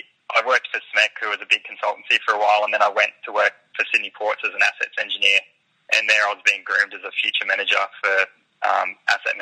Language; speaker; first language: English; native; English